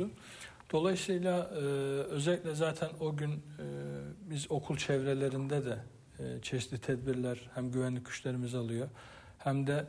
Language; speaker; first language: Turkish; native; Turkish